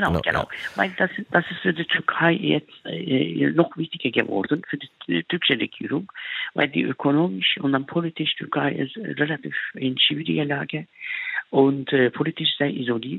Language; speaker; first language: German; non-native, fluent; Turkish